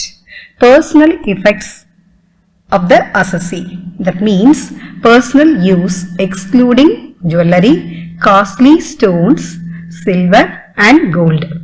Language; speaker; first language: English; non-native, local second language; Tamil